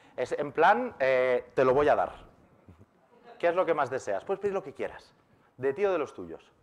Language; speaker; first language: Spanish; native; Spanish